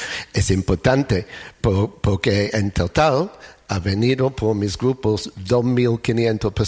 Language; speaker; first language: Spanish; non-native, learner; English